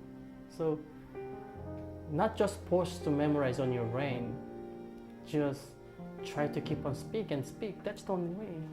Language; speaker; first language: English; non-native, fluent; Korean